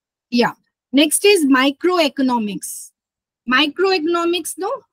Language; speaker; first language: English; non-native, local second language; Telugu